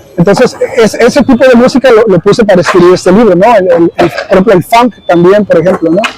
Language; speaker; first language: Spanish; early bilingual, heritage; Spanish